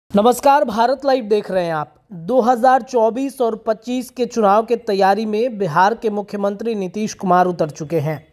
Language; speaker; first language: Hindi; native; Hindi